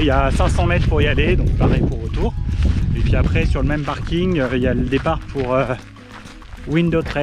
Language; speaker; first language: French; native; French